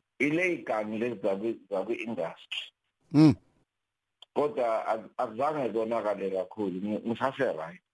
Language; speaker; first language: Zulu; native; Zulu